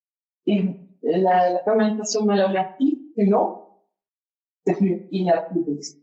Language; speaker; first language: French; non-native, fluent; English